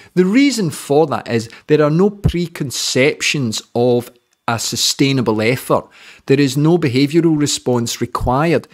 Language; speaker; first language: English; native; English